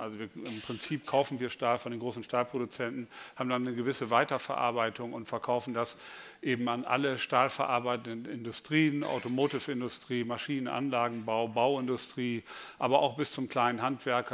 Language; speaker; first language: German; native; German